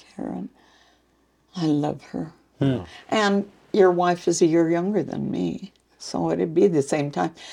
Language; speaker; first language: English; native; English